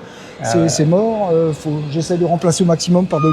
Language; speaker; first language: French; native; French